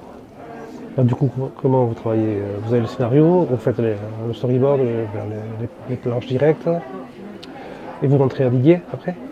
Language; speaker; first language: French; native; French